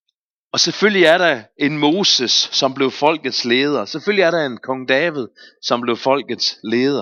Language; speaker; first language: Danish; native; Danish